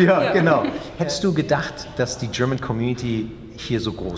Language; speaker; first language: German; native; German